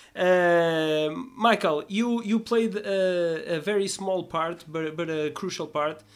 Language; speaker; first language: English; non-native, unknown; Portuguese